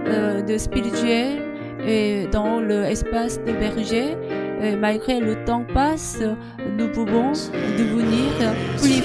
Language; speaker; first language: French; non-native, learner; Korean